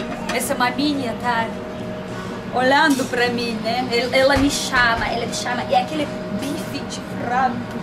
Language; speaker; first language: Portuguese; non-native, learner; Russian